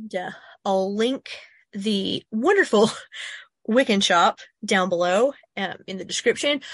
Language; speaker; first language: English; native; English